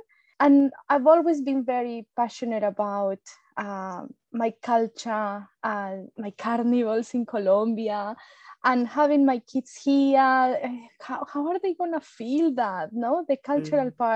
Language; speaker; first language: English; non-native, fluent; Spanish